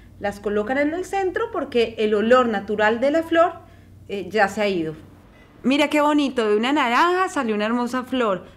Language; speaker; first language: Spanish; native; Spanish